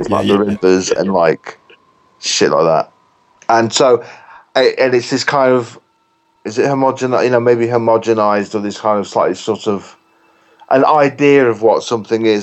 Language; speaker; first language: English; native; English